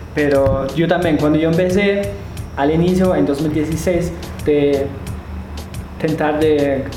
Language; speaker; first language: Spanish; non-native, fluent; German